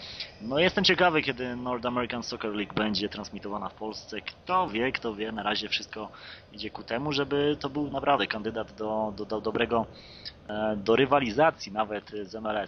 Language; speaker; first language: Polish; native; Polish